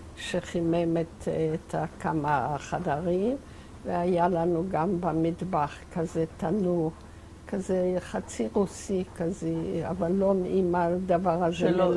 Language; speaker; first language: Hebrew; non-native, fluent; Yiddish